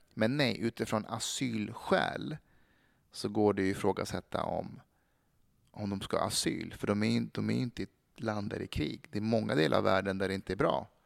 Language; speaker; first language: Swedish; early bilingual, other home language; Persian